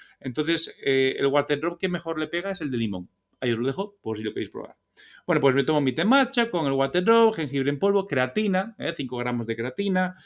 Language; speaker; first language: Spanish; native; Spanish